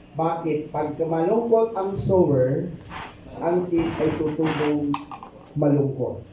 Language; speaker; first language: Filipino; non-native, local second language; Pampanga